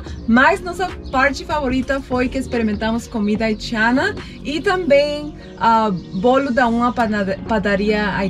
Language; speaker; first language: Portuguese; non-native, fluent; Spanish